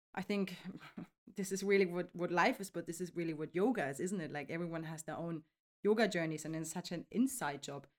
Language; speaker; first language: English; non-native, fluent; German